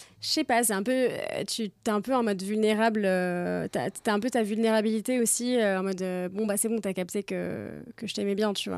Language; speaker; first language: French; native; French